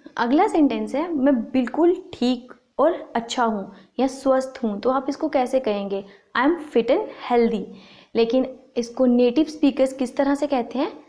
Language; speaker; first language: Hindi; native; Hindi